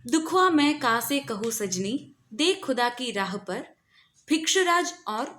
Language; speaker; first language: Hindi; non-native, local second language; Malayalam